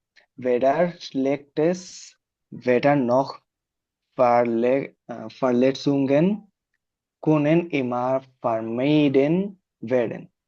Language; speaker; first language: German; non-native, learner; Bangla